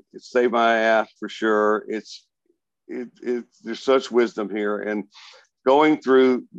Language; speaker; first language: English; native; English